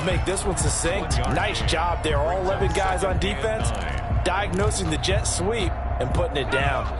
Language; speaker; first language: English; native; English